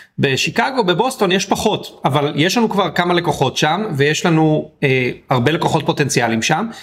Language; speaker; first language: Hebrew; native; Hebrew